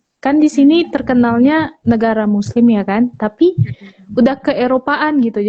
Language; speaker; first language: Indonesian; native; Indonesian